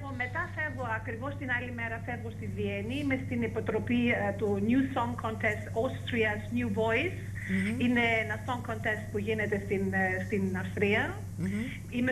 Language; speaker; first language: Greek; early bilingual, heritage; Greek